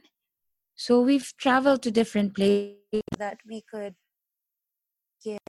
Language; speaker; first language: English; non-native, local second language; Filipino